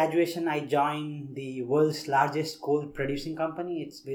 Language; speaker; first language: English; non-native, local second language; Nepali